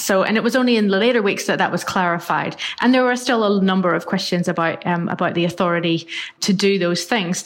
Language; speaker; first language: English; native; English